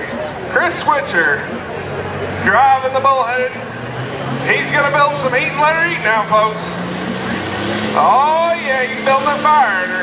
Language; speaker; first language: English; native; English